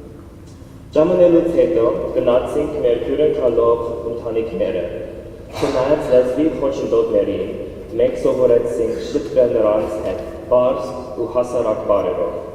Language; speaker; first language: Armenian; non-native, learner; English